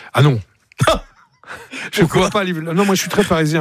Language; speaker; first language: French; native; French